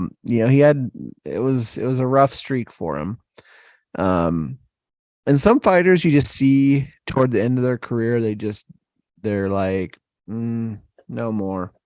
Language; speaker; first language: English; native; English